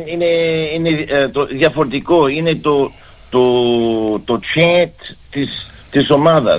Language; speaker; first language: Greek; early bilingual, heritage; Greek